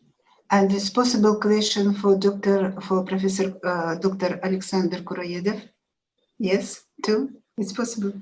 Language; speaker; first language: English; non-native, learner; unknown